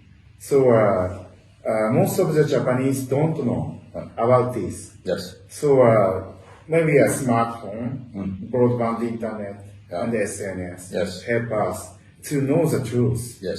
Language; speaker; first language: English; non-native, learner; Japanese